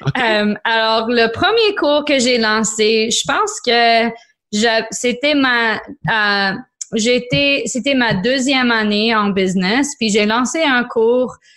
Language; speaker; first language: French; non-native, local second language; English